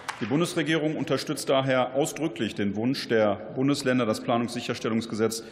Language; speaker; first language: German; native; German